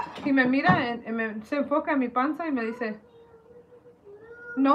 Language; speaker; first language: Spanish; early bilingual, heritage; Spanish